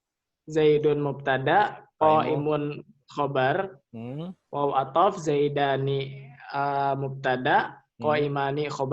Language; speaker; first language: Arabic; non-native, learner; Indonesian